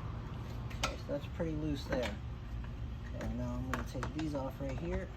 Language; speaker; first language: English; native; English